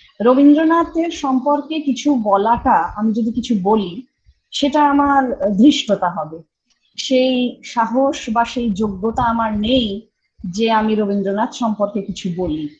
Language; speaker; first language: Bangla; early bilingual, heritage; Bangla